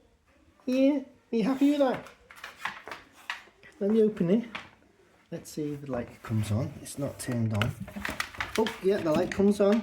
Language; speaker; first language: English; native; English